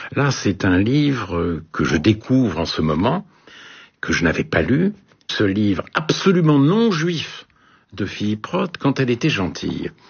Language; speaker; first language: French; native; French